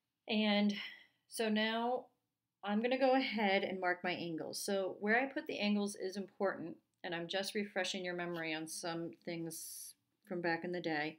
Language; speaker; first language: English; native; English